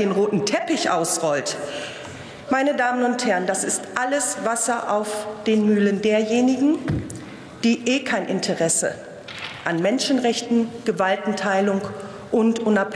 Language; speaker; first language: German; native; German